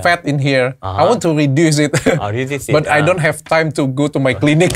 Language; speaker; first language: English; non-native, learner; Indonesian